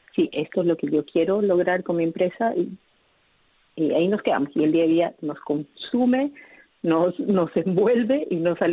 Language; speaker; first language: Spanish; native; Spanish